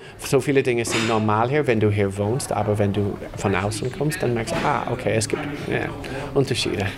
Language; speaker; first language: German; non-native, fluent; English